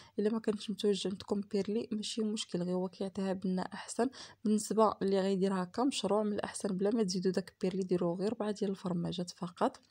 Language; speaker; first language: Arabic; native; Arabic